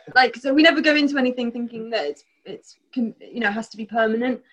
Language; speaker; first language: English; native; English